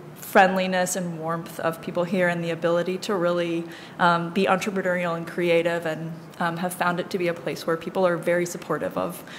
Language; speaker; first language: English; native; English